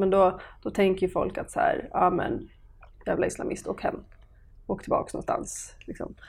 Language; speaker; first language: Swedish; early bilingual, other home language; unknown